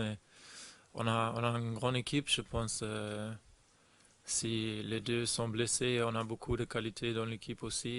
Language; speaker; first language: French; non-native, fluent; German